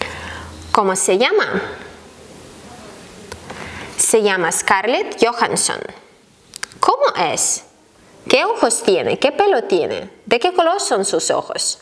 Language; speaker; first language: Spanish; non-native, fluent; Ukrainian